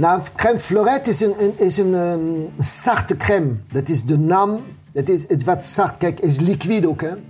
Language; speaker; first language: Dutch; non-native, fluent; French